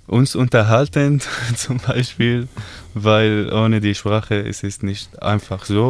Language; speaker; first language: German; non-native, learner; Arabic